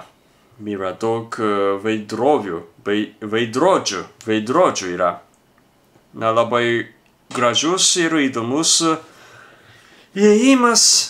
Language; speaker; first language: Lithuanian; non-native, learner; Japanese